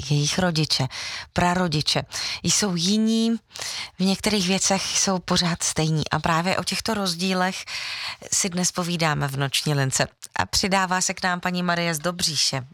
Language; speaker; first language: Czech; non-native, fluent; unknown